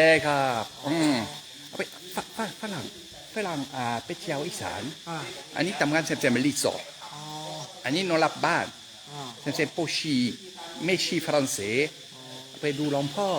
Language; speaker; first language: Thai; non-native, learner; French